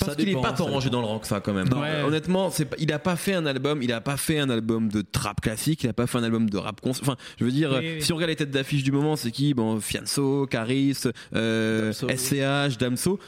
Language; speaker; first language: French; native; French